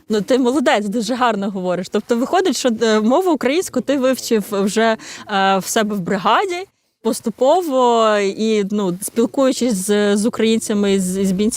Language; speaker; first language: Ukrainian; native; Ukrainian